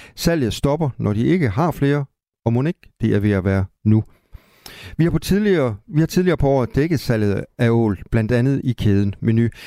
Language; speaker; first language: Danish; native; Danish